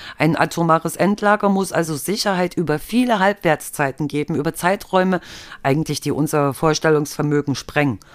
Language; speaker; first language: German; native; German